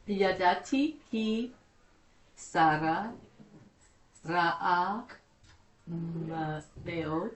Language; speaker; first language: Hebrew; non-native, learner; English